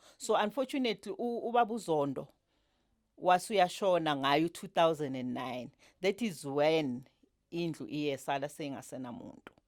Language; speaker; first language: Zulu; native; Zulu